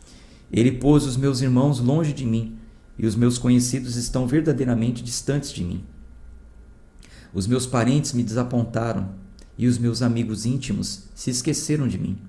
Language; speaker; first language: Portuguese; native; Portuguese